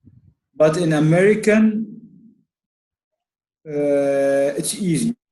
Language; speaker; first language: English; non-native, learner; Arabic